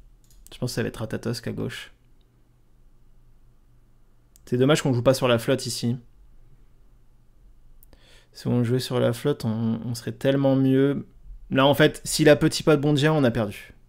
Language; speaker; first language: French; native; French